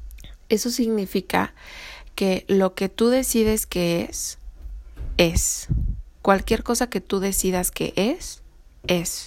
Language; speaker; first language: Spanish; native; Spanish